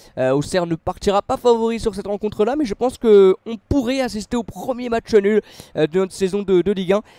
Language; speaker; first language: French; native; French